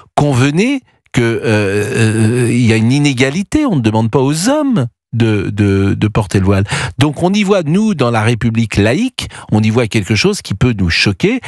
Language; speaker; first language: French; native; French